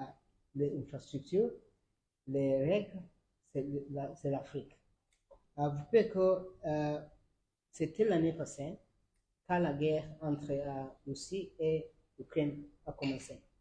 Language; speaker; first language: French; non-native, learner; Arabic